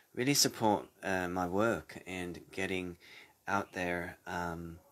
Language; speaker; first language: English; native; English